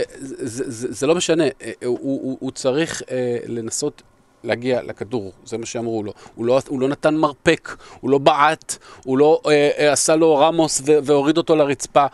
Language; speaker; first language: Hebrew; native; Hebrew